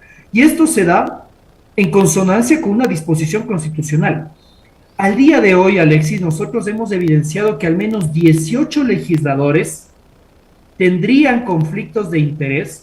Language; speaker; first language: Spanish; native; Spanish